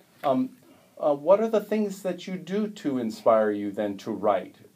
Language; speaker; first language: English; native; English